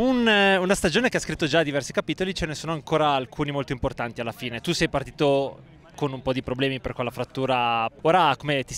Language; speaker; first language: Italian; native; Italian